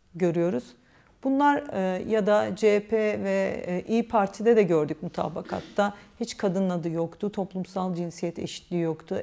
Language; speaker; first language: Turkish; native; Turkish